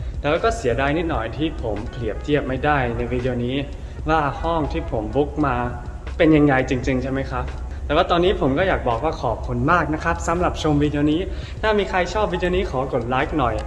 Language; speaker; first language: Thai; non-native, fluent; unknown